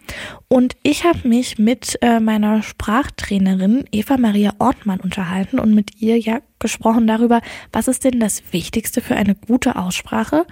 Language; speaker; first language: German; native; German